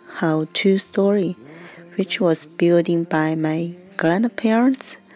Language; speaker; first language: English; non-native, learner; Chinese